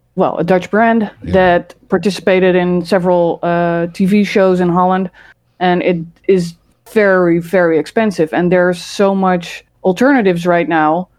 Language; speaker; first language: English; early bilingual, other home language; Dutch